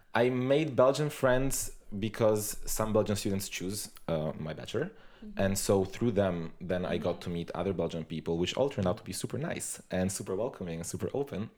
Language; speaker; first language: English; non-native, fluent; Italian